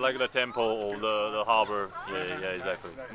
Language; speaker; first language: English; non-native, learner; Chinese